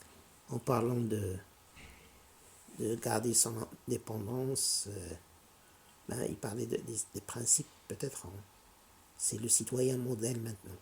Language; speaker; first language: French; non-native, local second language; Arabic